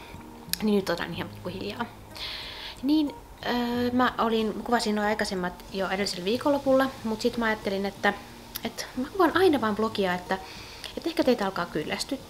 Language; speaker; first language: Finnish; native; Finnish